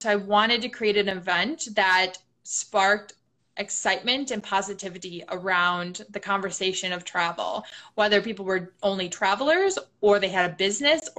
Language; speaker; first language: English; native; English